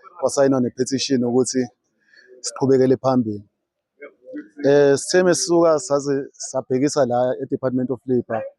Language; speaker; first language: Zulu; native; Zulu